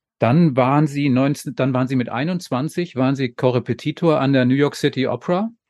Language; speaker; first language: German; native; German